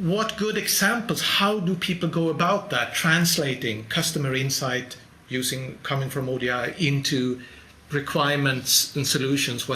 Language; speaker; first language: English; non-native, fluent; Swedish